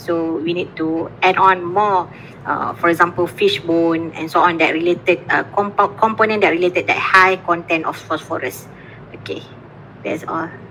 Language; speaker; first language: English; non-native, local second language; Malay